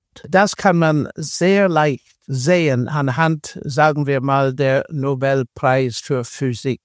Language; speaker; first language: German; non-native, fluent; English